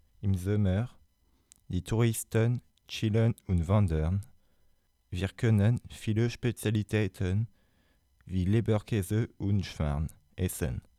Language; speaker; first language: German; non-native, learner; French